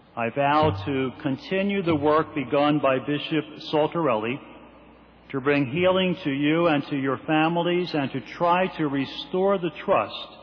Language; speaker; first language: English; native; English